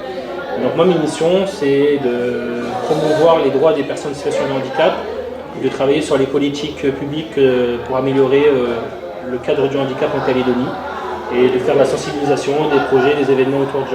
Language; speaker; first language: French; native; French